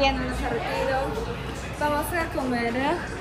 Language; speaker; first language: Spanish; non-native, learner; Japanese